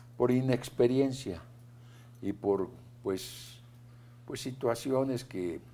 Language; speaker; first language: Spanish; native; Spanish